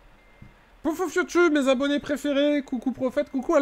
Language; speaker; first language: French; native; French